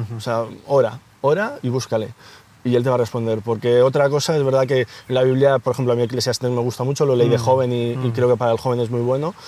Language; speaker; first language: Spanish; native; Spanish